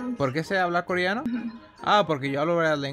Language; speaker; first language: Spanish; non-native, fluent; English